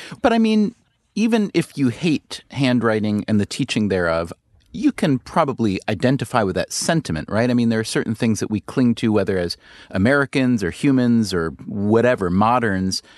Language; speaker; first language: English; native; English